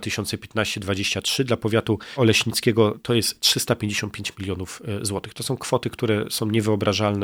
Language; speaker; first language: Polish; native; Polish